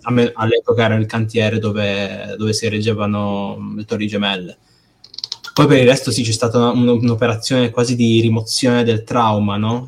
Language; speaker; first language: Italian; early bilingual, other home language; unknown